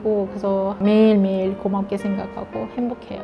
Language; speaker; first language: Korean; non-native, fluent; Russian